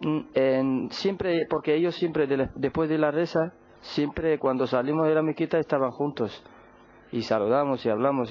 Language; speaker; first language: Spanish; non-native, learner; Arabic